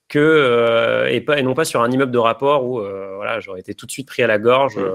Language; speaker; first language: French; native; French